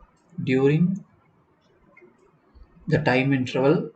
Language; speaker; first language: English; non-native, local second language; Tamil